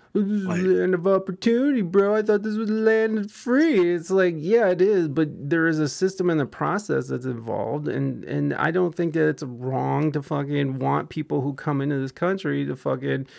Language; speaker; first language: English; early bilingual, other home language; Spanish